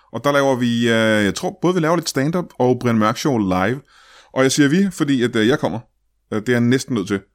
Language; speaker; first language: Danish; native; Danish